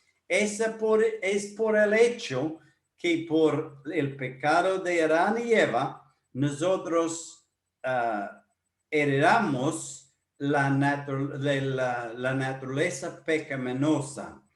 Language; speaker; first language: Spanish; non-native, fluent; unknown